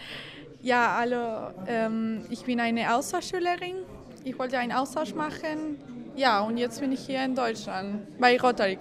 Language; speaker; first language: German; non-native, fluent; Spanish